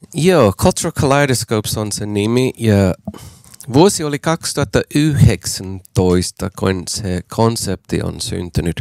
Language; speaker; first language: Finnish; non-native, fluent; English